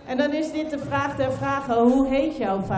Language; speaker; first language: Dutch; native; Dutch